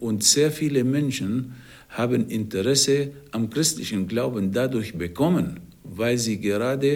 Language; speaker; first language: German; non-native, fluent; Arabic